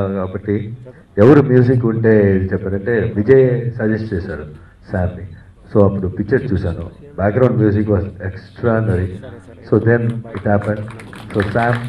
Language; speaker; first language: Telugu; non-native, fluent; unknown